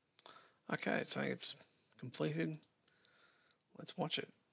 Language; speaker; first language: English; native; English